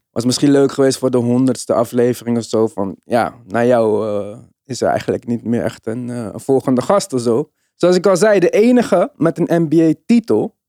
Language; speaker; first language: Dutch; native; Dutch